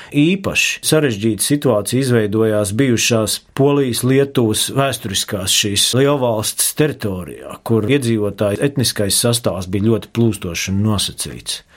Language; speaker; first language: Latvian; native; Latvian